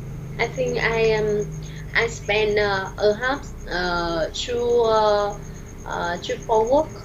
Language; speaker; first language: English; non-native, learner; Vietnamese